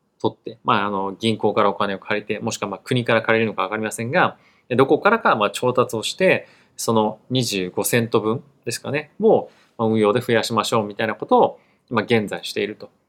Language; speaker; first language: Japanese; native; Japanese